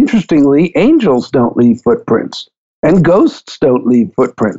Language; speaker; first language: English; native; English